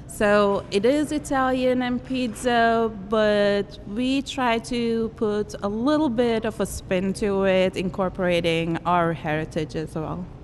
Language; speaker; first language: English; non-native, fluent; Turkish